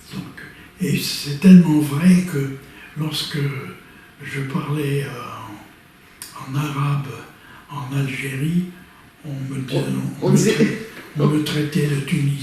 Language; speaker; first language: French; native; French